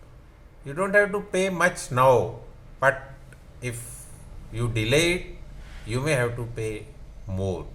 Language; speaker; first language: English; non-native, local second language; Hindi